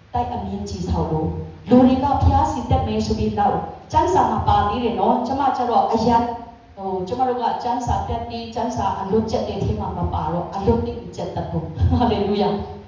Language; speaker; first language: Burmese; non-native, local second language; Kachin